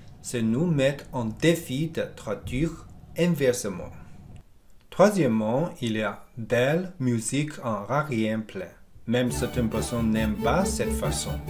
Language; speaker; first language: French; non-native, learner; Chinese